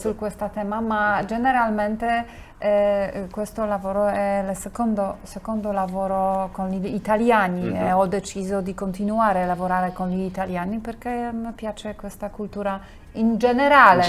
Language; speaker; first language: Italian; non-native, learner; Polish